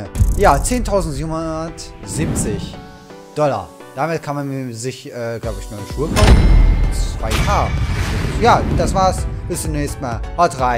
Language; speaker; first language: German; native; German